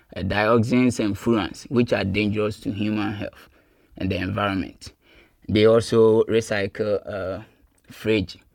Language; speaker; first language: English; non-native, local second language; Akan